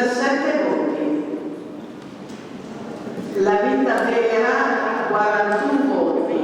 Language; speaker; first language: Italian; native; Italian